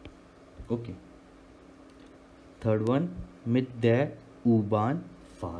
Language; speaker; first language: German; non-native, learner; Hindi